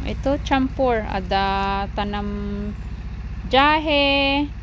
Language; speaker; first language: Indonesian; non-native, learner; Filipino